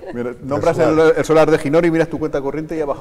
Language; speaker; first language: Spanish; native; Spanish